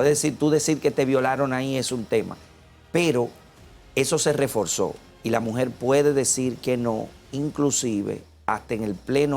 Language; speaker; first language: Spanish; native; Spanish